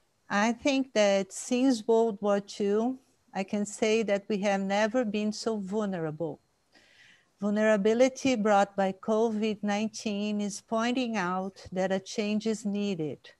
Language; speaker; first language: English; non-native, fluent; Portuguese